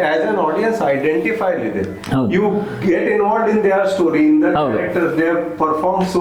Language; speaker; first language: Kannada; non-native, learner; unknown